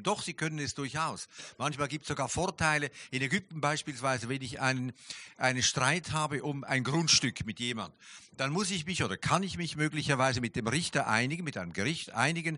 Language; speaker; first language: German; native; German